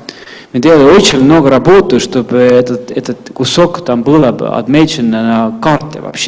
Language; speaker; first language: Russian; non-native, fluent; Estonian